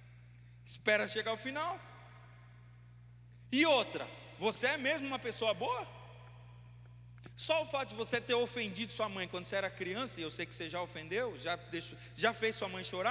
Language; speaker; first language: Portuguese; native; Portuguese